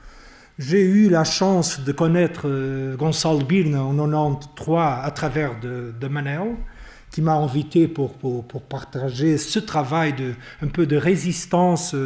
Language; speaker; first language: French; non-native, fluent; Portuguese